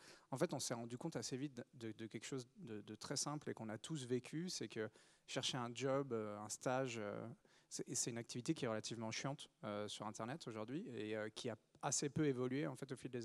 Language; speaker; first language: French; native; French